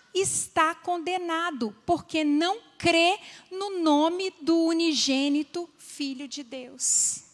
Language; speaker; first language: Portuguese; native; Portuguese